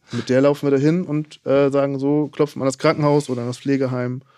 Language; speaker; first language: German; native; German